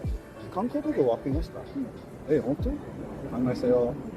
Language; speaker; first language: Japanese; non-native, learner; English